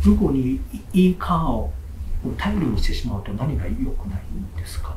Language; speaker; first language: Japanese; native; Japanese